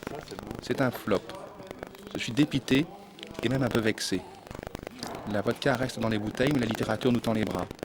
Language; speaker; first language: French; native; French